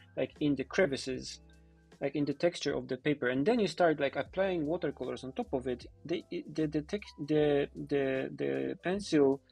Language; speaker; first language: English; non-native, fluent; Polish